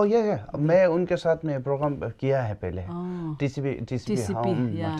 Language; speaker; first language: Hindi; non-native, local second language; Tibetan